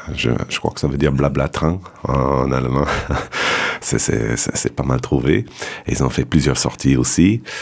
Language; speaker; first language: French; non-native, fluent; English